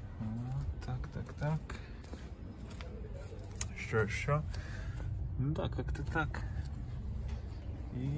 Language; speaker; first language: Russian; early bilingual, heritage; Russian